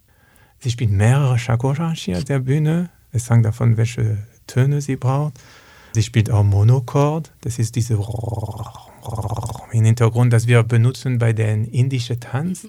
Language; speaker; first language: German; non-native, learner; French